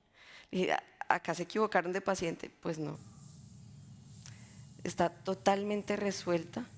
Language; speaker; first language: Spanish; native; Spanish